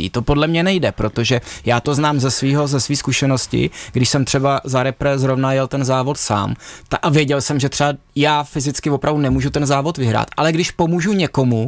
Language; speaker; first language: Czech; native; Czech